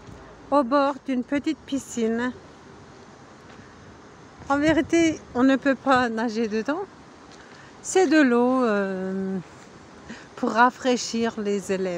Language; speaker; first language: French; non-native, fluent; Turkish